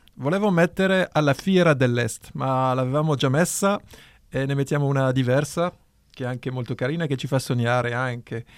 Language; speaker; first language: Italian; non-native, fluent; Spanish